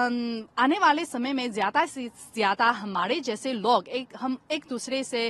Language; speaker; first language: Hindi; non-native, fluent; Chinese